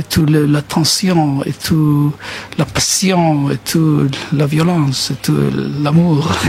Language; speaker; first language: French; non-native, fluent; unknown